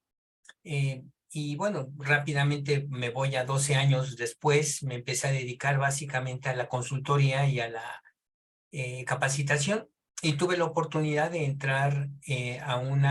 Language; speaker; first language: Spanish; native; Spanish